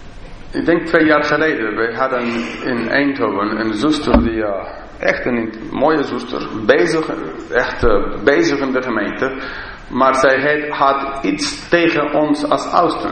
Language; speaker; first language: Dutch; non-native, fluent; English